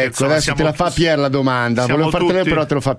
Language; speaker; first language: Italian; native; Italian